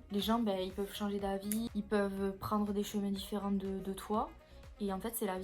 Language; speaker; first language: French; native; French